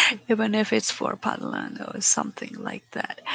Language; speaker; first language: English; non-native, learner; Japanese